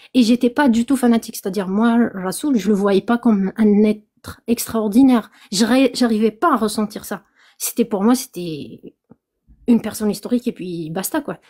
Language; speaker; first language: French; non-native, local second language; Kabyle